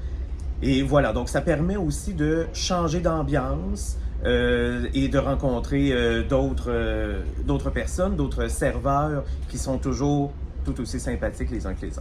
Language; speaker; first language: French; native; French